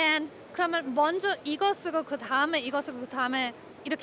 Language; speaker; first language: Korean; non-native, fluent; English